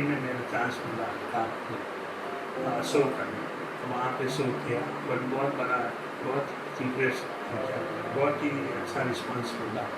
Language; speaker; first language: Hindi; non-native, local second language; Gujarati